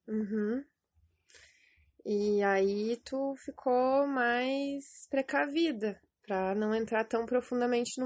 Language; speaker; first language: Portuguese; native; Portuguese